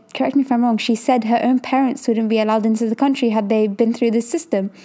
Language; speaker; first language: English; native; English